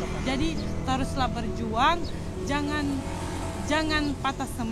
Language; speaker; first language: Indonesian; native; Indonesian